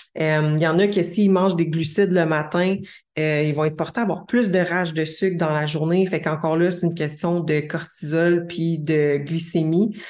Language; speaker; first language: French; native; French